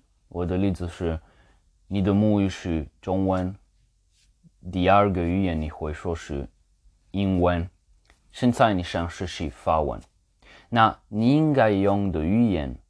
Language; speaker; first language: Chinese; non-native, learner; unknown